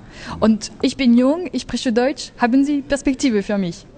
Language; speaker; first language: German; non-native, learner; French